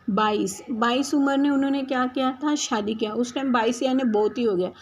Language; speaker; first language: Hindi; non-native, local second language; Marathi